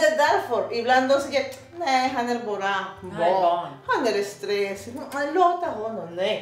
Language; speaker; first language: Swedish; non-native, learner; Spanish